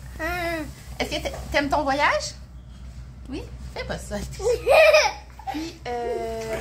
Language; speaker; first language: French; native; French